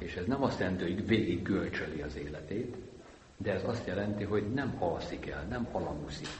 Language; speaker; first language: Hungarian; native; Hungarian